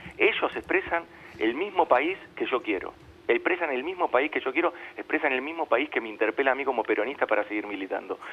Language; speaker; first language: Spanish; native; Spanish